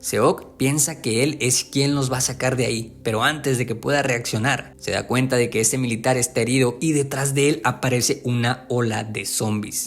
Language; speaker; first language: Spanish; native; Spanish